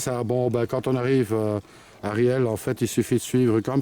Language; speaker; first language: French; native; French